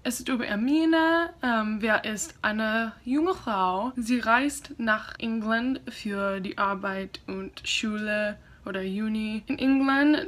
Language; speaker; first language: German; non-native, learner; English